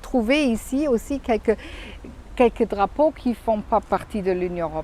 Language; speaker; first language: French; non-native, fluent; German